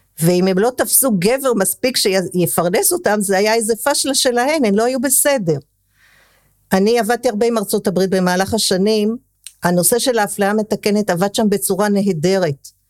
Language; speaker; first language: Hebrew; early bilingual, other home language; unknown